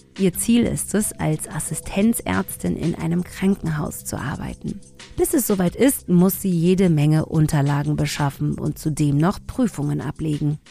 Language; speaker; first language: German; early bilingual, other home language; Tigrinya